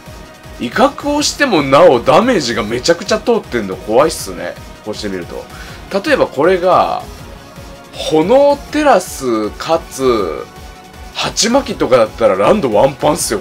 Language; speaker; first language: Japanese; native; Japanese